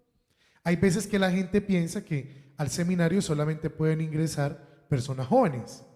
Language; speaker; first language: Spanish; native; Spanish